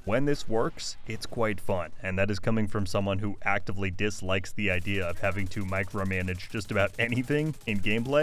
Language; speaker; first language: English; native; English